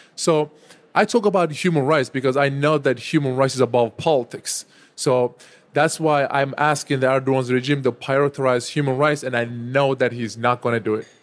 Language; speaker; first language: English; non-native, fluent; Turkish